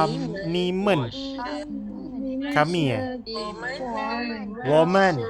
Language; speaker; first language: Chinese; non-native, learner; Malay